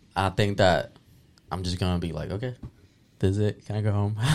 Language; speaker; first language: English; early bilingual, other home language; Spanish